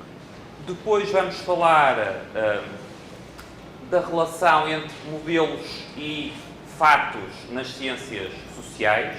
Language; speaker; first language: Portuguese; native; Portuguese